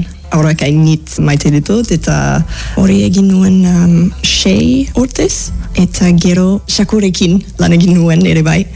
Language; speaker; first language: Basque; non-native, fluent; English